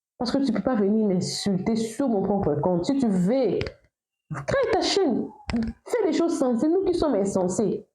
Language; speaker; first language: French; non-native, local second language; Lingala